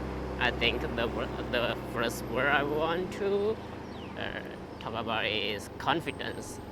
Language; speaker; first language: English; non-native, fluent; Chinese